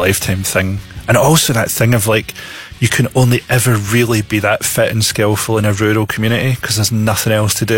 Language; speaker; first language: English; native; English